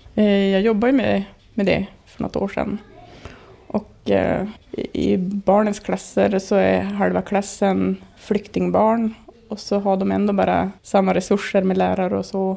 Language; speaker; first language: Swedish; native; Swedish